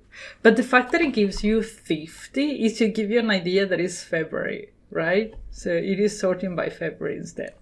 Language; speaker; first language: English; non-native, fluent; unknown